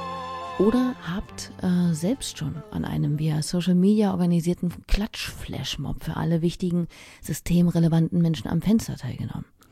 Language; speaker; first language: German; native; German